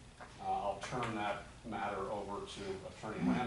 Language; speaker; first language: English; native; English